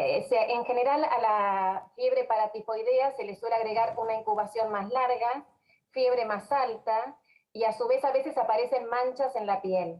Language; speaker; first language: Spanish; native; Spanish